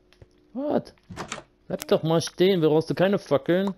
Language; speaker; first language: German; native; German